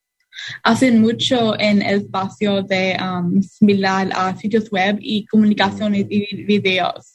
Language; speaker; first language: Spanish; non-native, learner; English